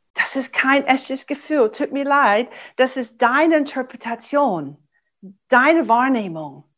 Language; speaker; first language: German; non-native, fluent; English